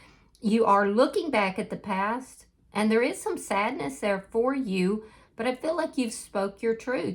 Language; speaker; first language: English; native; English